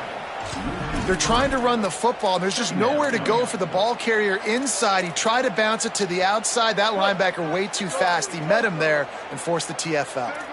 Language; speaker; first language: English; native; English